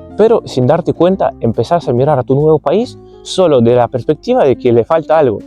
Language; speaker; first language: Spanish; non-native, fluent; Ukrainian